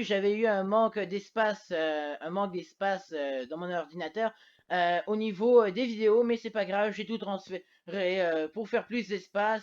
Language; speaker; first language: French; native; French